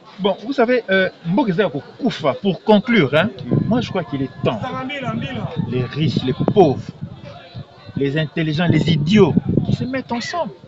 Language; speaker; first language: French; non-native, local second language; Lingala